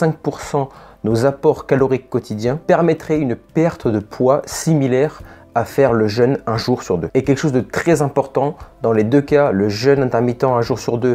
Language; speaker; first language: French; native; French